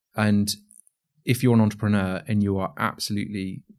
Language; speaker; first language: English; native; English